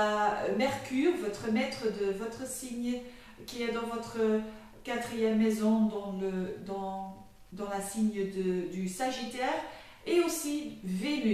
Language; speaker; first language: French; non-native, fluent; Dutch